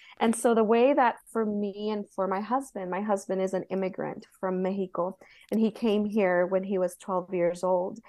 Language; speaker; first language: English; early bilingual, other home language; Spanish